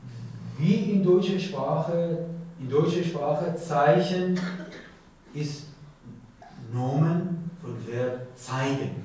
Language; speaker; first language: German; non-native, learner; Persian